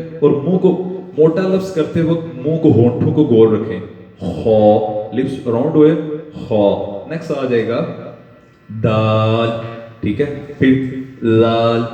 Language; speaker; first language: Urdu; non-native, local second language; Punjabi